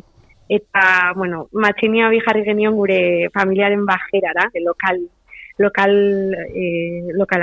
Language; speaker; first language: Basque; non-native, local second language; Spanish